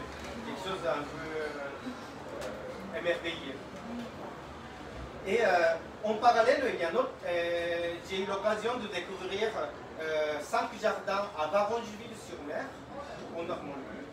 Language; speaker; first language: French; non-native, fluent; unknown